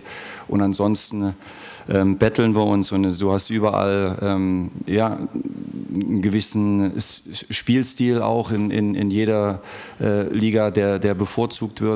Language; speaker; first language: German; native; German